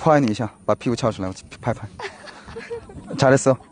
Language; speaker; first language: Chinese; non-native, fluent; Korean